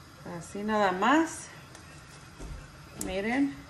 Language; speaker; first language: Spanish; native; Spanish